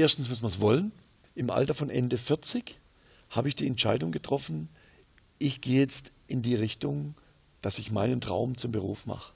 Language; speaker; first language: German; native; German